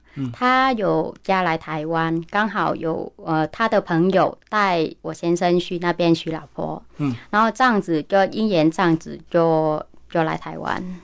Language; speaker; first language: Chinese; non-native, fluent; Vietnamese